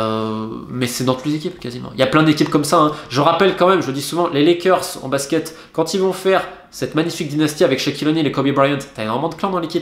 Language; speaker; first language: French; native; French